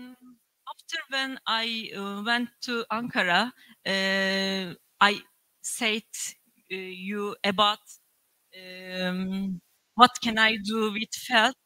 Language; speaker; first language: English; non-native, learner; Turkish